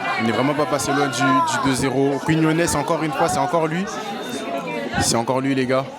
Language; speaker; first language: French; native; French